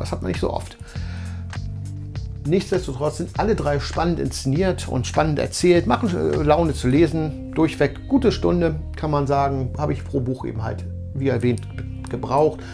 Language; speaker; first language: German; native; German